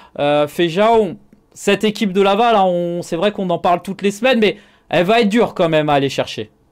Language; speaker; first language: French; native; French